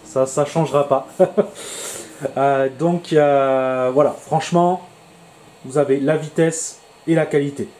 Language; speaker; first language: French; native; French